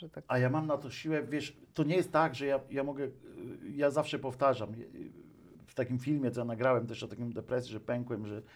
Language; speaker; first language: Polish; native; Polish